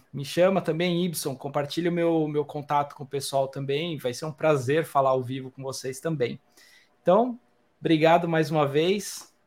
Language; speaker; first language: Portuguese; native; Portuguese